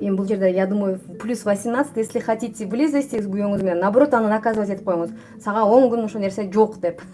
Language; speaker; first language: Russian; non-native, local second language; Kyrgyz